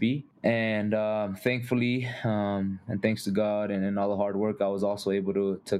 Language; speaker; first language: English; native; English